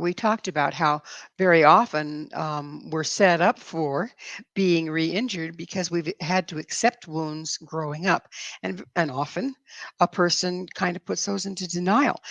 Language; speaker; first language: English; native; English